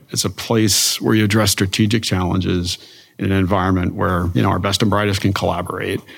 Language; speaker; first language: English; native; English